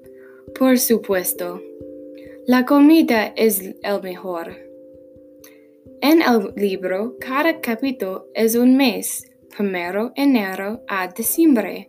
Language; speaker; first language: Spanish; non-native, learner; English